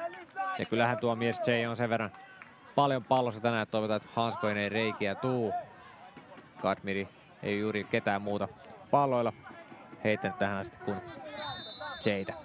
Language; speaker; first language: Finnish; native; Finnish